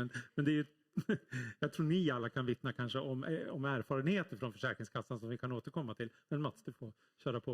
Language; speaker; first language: Swedish; native; Swedish